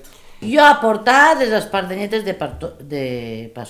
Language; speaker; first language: Catalan; native; Catalan